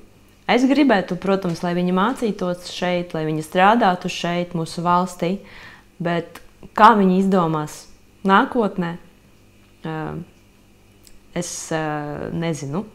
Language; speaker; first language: Latvian; non-native, local second language; Russian